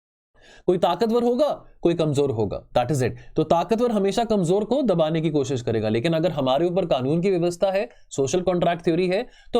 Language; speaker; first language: Hindi; native; Hindi